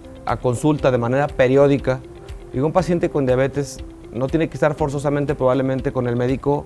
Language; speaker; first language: Spanish; native; Spanish